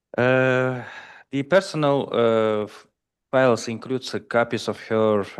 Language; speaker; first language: English; non-native, fluent; Russian